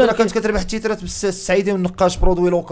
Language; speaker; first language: Arabic; native; Arabic